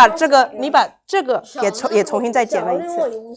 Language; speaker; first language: Chinese; non-native, fluent; English